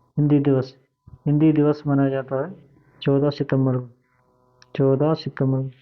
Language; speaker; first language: Hindi; native; Hindi